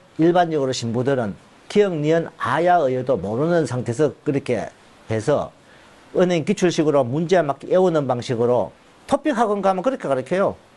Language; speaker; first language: Korean; native; Korean